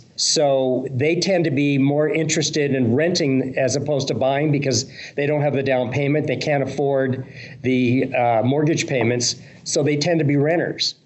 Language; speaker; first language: English; native; English